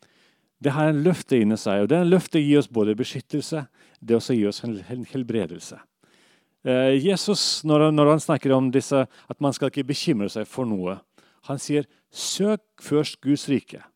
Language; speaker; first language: Norwegian; non-native, fluent; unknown